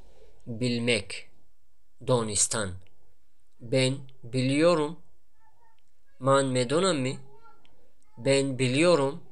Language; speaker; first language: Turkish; non-native, fluent; Tajik